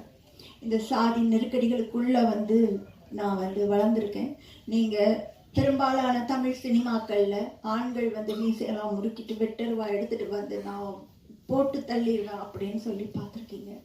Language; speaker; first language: Tamil; native; Tamil